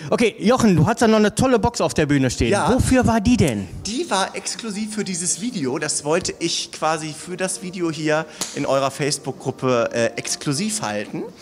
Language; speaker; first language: German; native; German